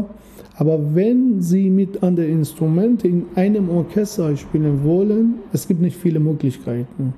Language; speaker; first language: German; non-native, fluent; Persian